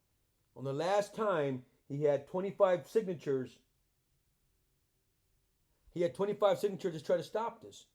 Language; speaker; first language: English; native; English